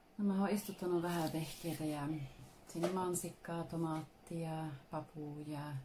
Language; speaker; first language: Finnish; early bilingual, heritage; Finnish